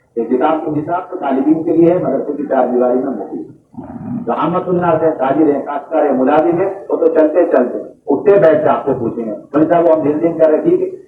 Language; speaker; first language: Urdu; native; Urdu